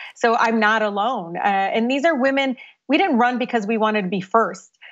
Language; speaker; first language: English; native; English